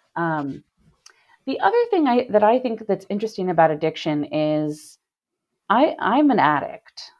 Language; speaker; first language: English; native; English